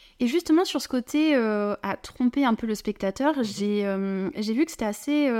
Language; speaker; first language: French; native; French